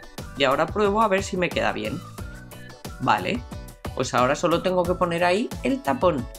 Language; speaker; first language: Spanish; native; Spanish